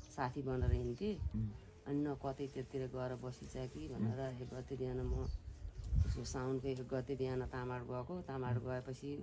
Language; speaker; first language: Nepali; native; Nepali